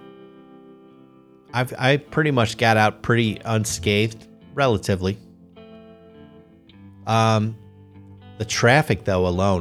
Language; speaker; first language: English; native; English